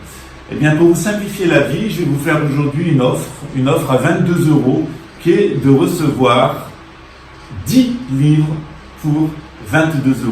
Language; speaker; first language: French; native; French